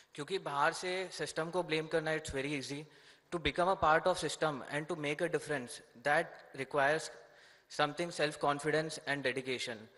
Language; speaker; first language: Hindi; native; Hindi